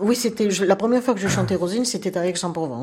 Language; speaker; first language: French; native; French